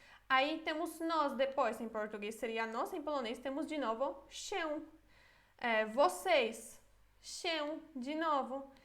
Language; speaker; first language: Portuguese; non-native, fluent; Polish